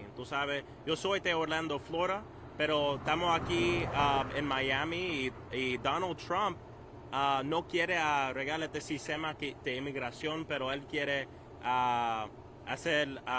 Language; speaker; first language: Spanish; non-native, learner; English